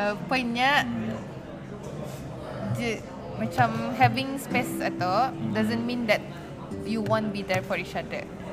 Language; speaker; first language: English; non-native, local second language; Malay